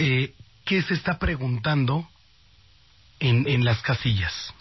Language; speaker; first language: Spanish; native; Spanish